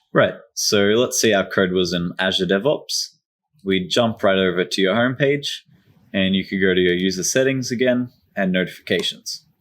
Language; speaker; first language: English; native; English